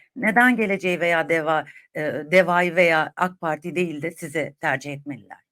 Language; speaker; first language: Turkish; native; Turkish